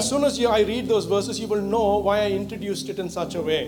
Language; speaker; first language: English; non-native, local second language; Tamil